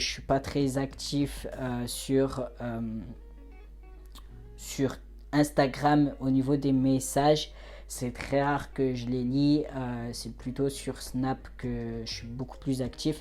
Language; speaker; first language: French; native; French